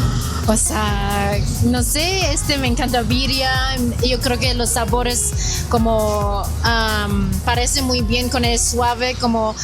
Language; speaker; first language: Spanish; non-native, learner; Chinese